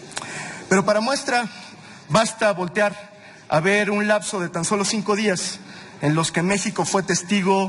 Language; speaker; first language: Spanish; native; Spanish